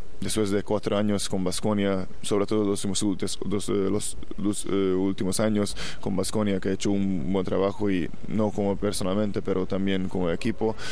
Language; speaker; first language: Spanish; non-native, fluent; Hungarian